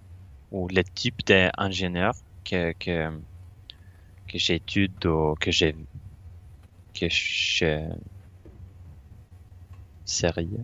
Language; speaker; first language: French; non-native, learner; Swedish